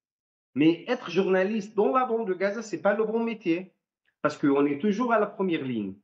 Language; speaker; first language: French; non-native, fluent; Arabic